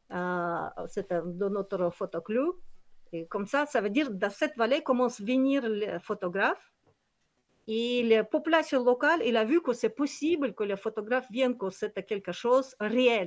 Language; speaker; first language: French; non-native, learner; Kyrgyz